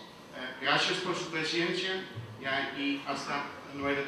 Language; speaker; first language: Spanish; non-native, fluent; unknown